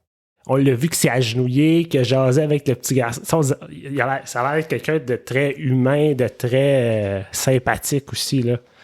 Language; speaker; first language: French; native; French